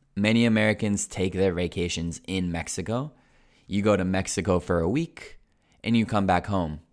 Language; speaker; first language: English; native; English